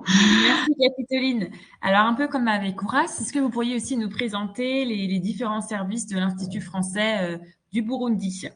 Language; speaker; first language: French; native; French